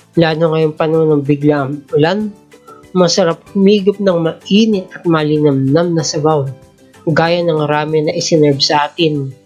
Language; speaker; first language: Filipino; native; Filipino